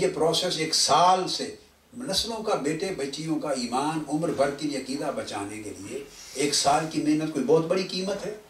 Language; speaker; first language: Urdu; non-native, local second language; Punjabi